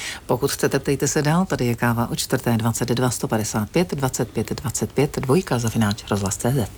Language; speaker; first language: Czech; native; Czech